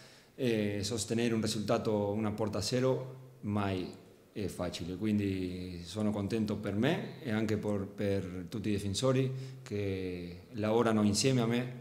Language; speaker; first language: Italian; non-native, fluent; Spanish